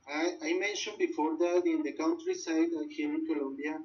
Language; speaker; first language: English; non-native, learner; Spanish